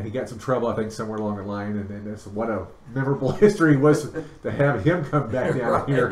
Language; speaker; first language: English; native; English